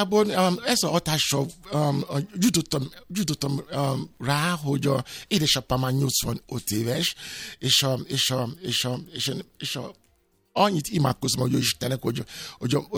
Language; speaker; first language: Hungarian; non-native, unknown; Yoruba